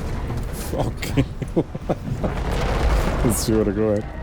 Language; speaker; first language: German; native; German